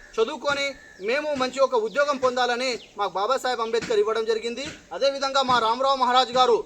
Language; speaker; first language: Telugu; non-native, local second language; Lambadi